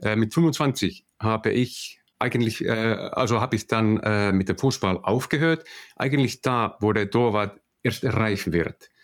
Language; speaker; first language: German; non-native, fluent; Finnish